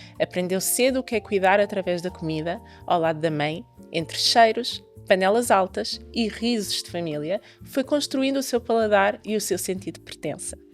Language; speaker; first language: Portuguese; native; Portuguese